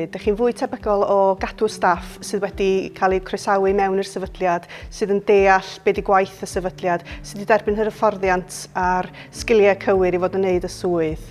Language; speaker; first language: Welsh; native; Welsh